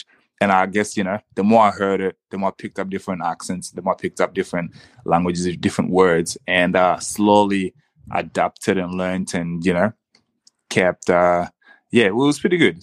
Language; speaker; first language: English; early bilingual, other home language; Swahili